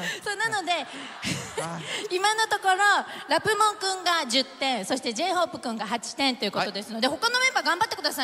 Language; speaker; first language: Japanese; native; Japanese